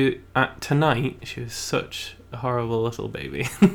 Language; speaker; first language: English; native; English